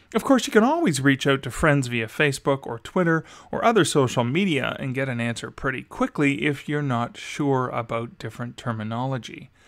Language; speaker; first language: English; native; English